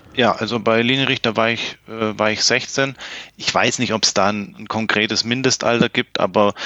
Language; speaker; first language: German; native; German